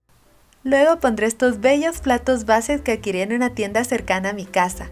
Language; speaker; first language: Spanish; native; Spanish